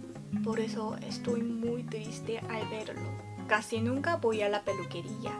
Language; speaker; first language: Spanish; non-native, fluent; Korean